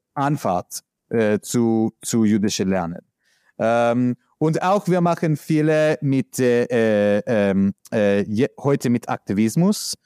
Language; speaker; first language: German; non-native, learner; English